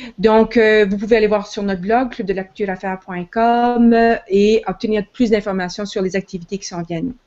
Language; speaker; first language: French; native; French